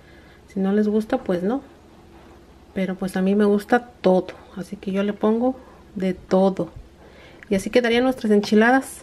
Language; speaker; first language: Spanish; native; Spanish